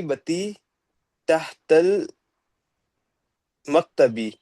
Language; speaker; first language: Arabic; non-native, learner; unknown